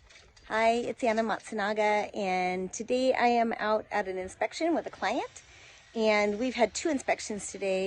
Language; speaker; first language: English; native; English